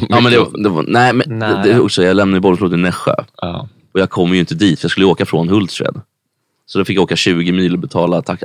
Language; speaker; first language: Swedish; native; Swedish